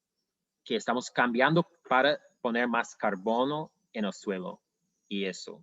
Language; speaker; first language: Spanish; non-native, fluent; English